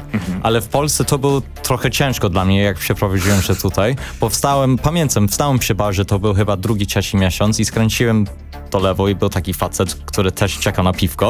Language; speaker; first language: Polish; non-native, learner; English